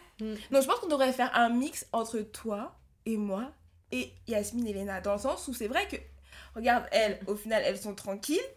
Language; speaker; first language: French; early bilingual, other home language; Lingala